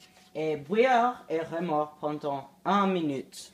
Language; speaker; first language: French; non-native, learner; English